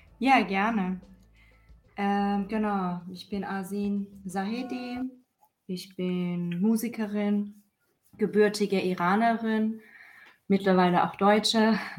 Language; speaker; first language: German; non-native, fluent; Persian